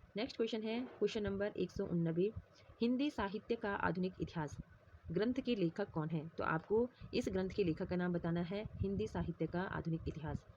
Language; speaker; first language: Hindi; native; Hindi